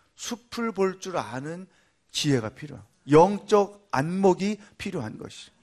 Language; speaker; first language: Korean; native; Korean